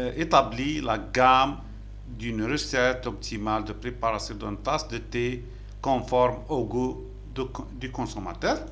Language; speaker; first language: French; non-native, local second language; Arabic